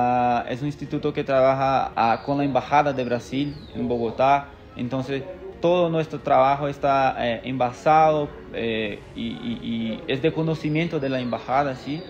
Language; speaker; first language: Spanish; non-native, fluent; Portuguese